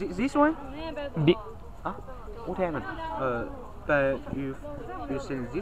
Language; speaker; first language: English; non-native, learner; Chinese